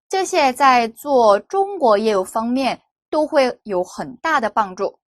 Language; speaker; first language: Chinese; non-native, fluent; Korean